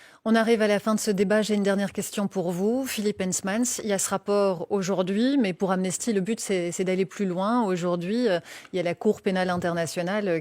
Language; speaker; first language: French; native; French